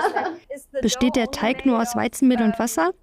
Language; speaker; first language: German; native; German